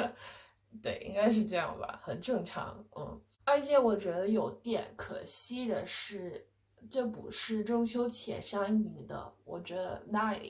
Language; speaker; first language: Chinese; non-native, fluent; English